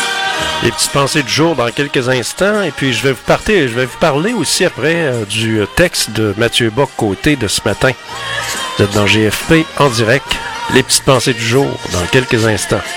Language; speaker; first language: French; native; French